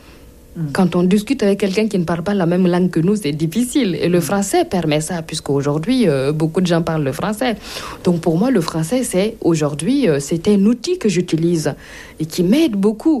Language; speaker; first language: French; non-native, local second language; Mossi